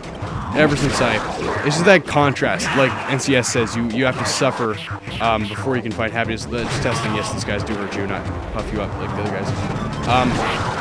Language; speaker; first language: English; native; English